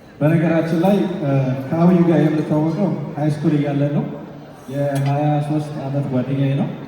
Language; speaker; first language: Amharic; early bilingual, heritage; Amharic